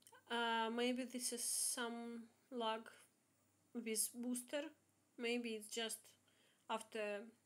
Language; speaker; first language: English; non-native, learner; Russian